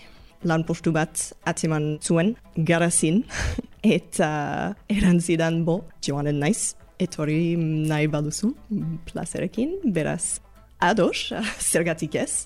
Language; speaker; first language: Basque; non-native, fluent; English